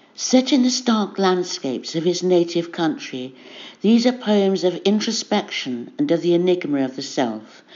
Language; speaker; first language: English; native; English